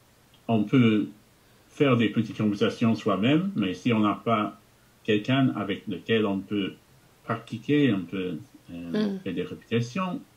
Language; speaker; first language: French; non-native, fluent; English